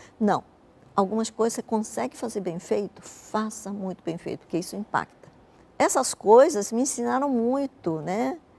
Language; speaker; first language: Portuguese; early bilingual, other home language; Japanese